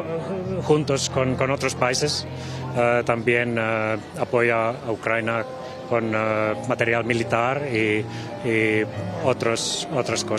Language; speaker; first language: Spanish; non-native, fluent; Finnish